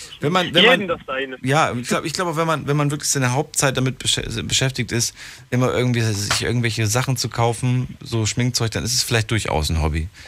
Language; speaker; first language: German; native; German